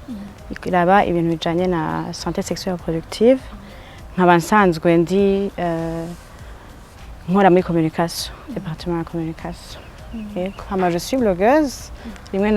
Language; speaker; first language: French; non-native, local second language; Rundi